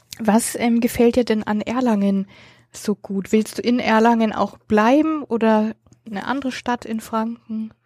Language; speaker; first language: German; native; German